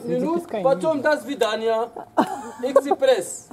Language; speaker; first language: Russian; non-native, learner; Arabic